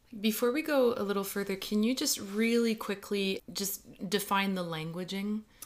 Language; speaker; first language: English; native; English